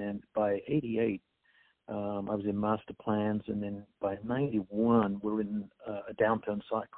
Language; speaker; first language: English; native; English